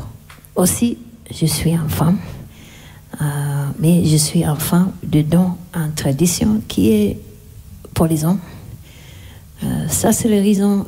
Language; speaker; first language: French; non-native, learner; English